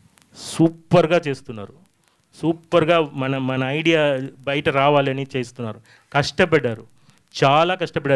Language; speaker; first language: Telugu; non-native, fluent; Tamil